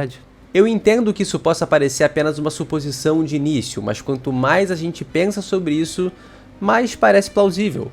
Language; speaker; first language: Portuguese; native; Portuguese